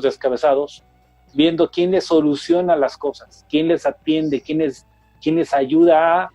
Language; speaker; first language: Spanish; native; Spanish